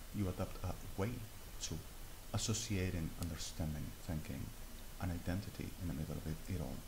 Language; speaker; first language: English; non-native, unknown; Spanish